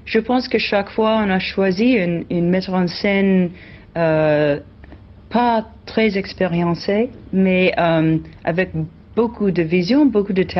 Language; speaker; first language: French; non-native, fluent; English